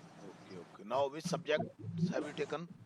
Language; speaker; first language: English; non-native, local second language; Hindi